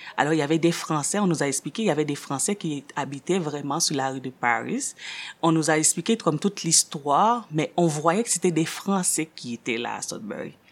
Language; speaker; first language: French; non-native, local second language; Haitian Creole